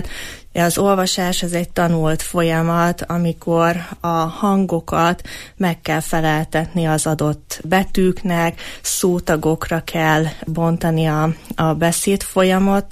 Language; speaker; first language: Hungarian; native; Hungarian